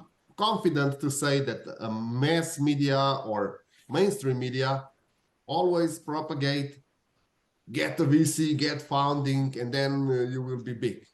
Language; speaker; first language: English; non-native, fluent; Slovenian